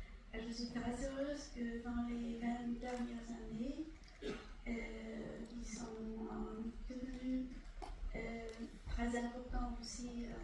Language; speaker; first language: French; non-native, fluent; Hungarian